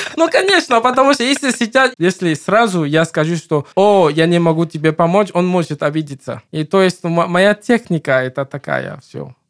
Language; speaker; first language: Russian; non-native, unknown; English